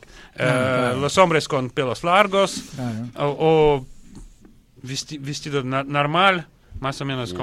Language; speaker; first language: Spanish; non-native, learner; Russian